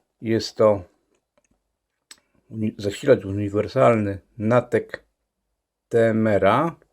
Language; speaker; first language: Polish; native; Polish